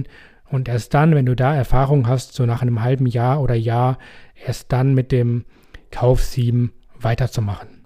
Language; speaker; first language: German; native; German